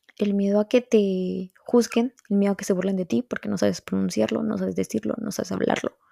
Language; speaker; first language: Spanish; native; Spanish